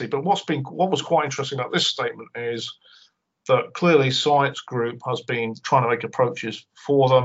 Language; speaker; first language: English; native; English